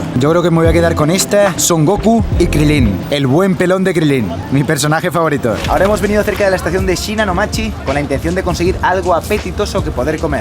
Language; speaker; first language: Spanish; native; Spanish